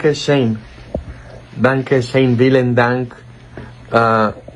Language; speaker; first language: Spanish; non-native, fluent; Polish